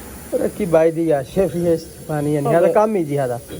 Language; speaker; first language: Arabic; non-native, learner; Urdu